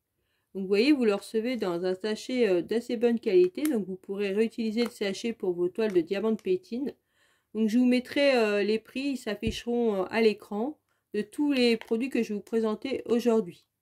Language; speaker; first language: French; native; French